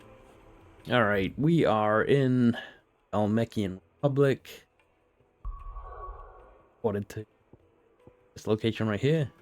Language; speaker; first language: English; native; English